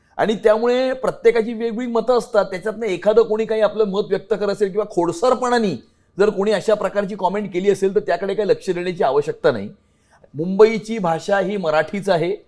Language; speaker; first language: Marathi; native; Marathi